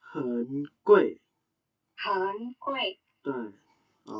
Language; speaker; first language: Chinese; non-native, fluent; Indonesian